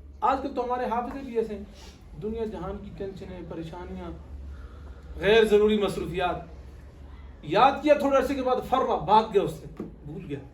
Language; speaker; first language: Urdu; non-native, local second language; Pashto